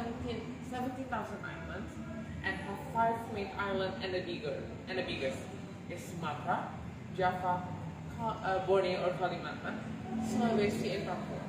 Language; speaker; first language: English; non-native, learner; Indonesian